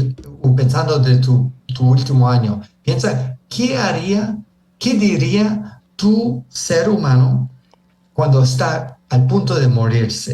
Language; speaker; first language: Spanish; early bilingual, heritage; Spanish